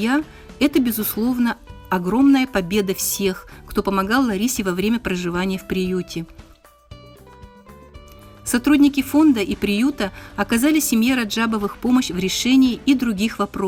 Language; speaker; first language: Russian; native; Russian